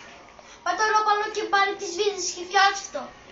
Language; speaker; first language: Greek; native; Greek